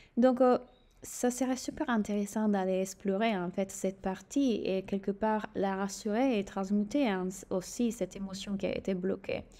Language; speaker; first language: French; native; French